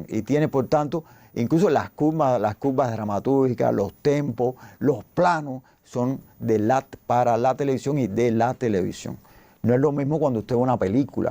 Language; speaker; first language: Spanish; native; Spanish